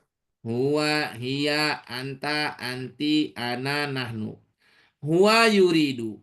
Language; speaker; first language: Arabic; non-native, fluent; Indonesian